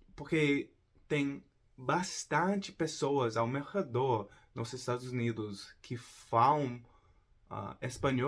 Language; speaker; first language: Portuguese; non-native, fluent; English